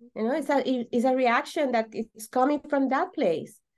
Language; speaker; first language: English; non-native, fluent; Spanish